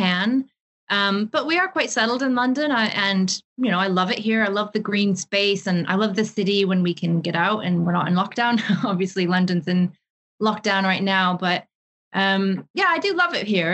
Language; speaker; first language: English; native; English